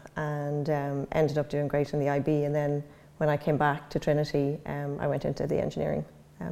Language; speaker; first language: English; native; English